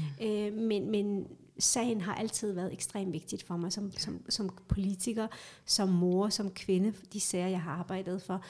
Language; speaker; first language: Danish; early bilingual, other home language; Kurdish